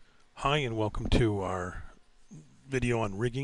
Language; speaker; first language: English; native; English